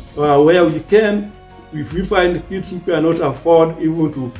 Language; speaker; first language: English; non-native, local second language; Luo (Kenya and Tanzania)